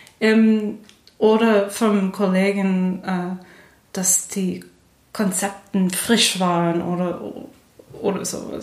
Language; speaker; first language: German; non-native, fluent; English